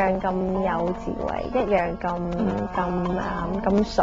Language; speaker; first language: Cantonese; early bilingual, heritage; Cantonese